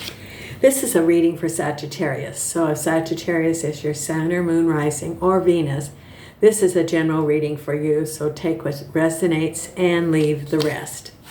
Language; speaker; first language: English; native; English